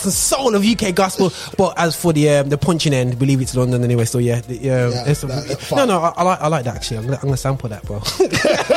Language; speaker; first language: English; native; English